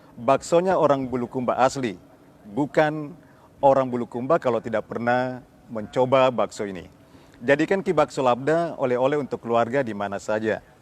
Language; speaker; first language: Indonesian; native; Indonesian